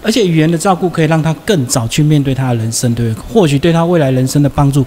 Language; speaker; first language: Chinese; native; Chinese